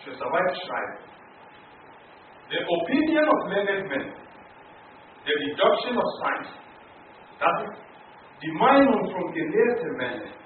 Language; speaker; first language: German; non-native, learner; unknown